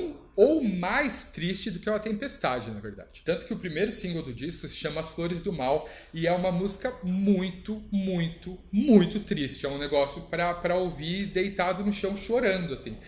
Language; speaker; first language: Portuguese; native; Portuguese